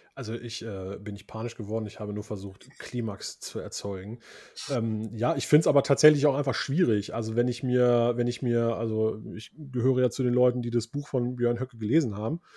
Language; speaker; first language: German; early bilingual, other home language; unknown